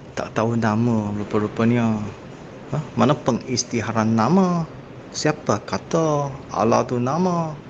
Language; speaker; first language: Malay; non-native, local second language; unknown